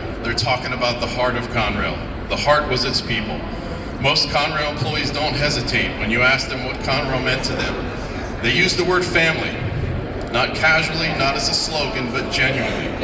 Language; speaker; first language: English; native; English